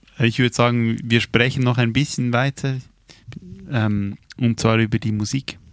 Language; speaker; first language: German; native; German